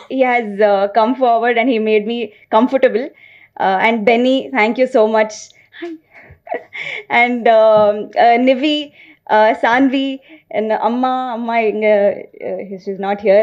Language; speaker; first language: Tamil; non-native, learner; Telugu